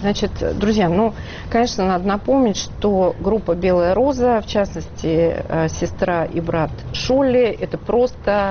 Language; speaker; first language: Russian; native; Russian